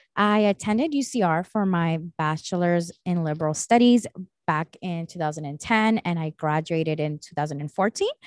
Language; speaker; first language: English; early bilingual, other home language; Spanish